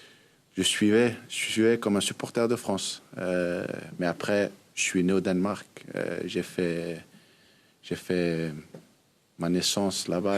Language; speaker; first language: French; early bilingual, heritage; Danish